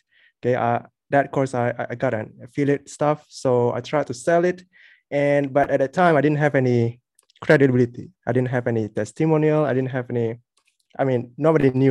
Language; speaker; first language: English; non-native, local second language; Malay